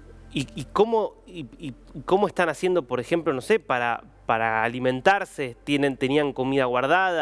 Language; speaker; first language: Spanish; native; Spanish